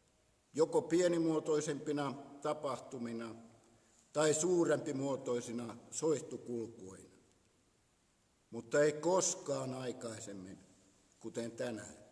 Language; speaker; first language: Finnish; native; Finnish